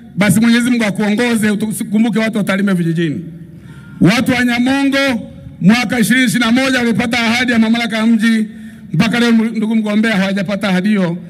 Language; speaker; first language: Swahili; non-native, local second language; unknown